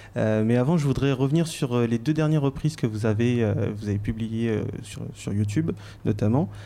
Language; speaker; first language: French; native; French